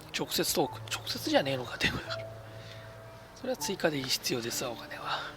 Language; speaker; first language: Japanese; native; Japanese